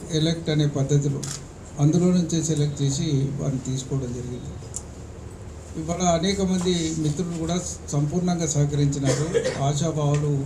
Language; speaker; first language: Telugu; native; Telugu